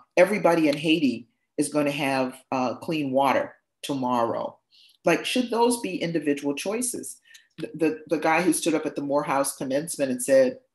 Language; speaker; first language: English; native; English